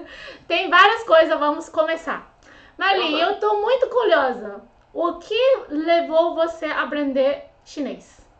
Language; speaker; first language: Portuguese; non-native, fluent; Chinese